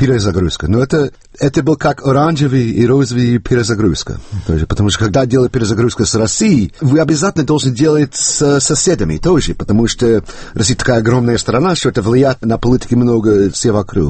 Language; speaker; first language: Russian; non-native, fluent; English